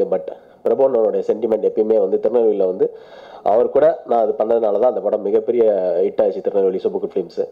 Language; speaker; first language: Tamil; native; Tamil